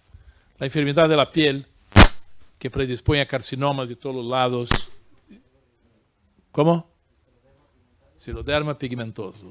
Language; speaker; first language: Spanish; non-native, fluent; Portuguese